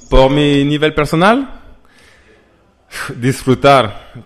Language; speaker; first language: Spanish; non-native, learner; French